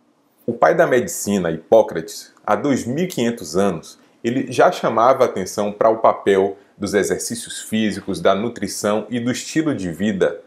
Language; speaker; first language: Portuguese; native; Portuguese